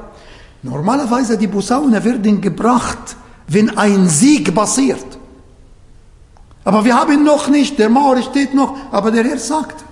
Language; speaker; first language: German; non-native, fluent; Arabic